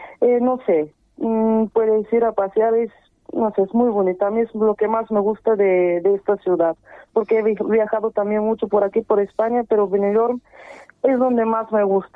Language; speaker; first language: Spanish; non-native, fluent; Bulgarian